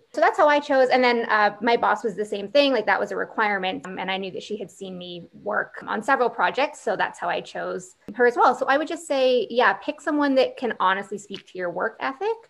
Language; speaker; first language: English; native; English